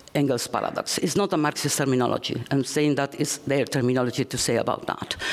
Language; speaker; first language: English; non-native, fluent; Spanish